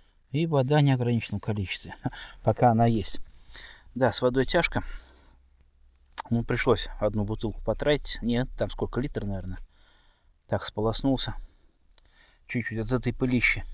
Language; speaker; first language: Russian; native; Russian